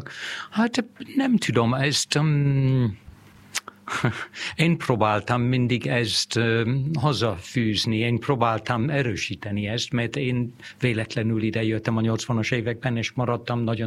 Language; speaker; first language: Hungarian; non-native, fluent; English